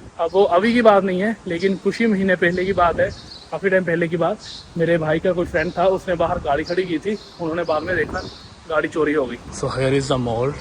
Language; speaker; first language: Hindi; native; Hindi